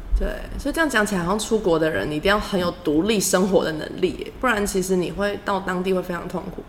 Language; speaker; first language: Chinese; native; Chinese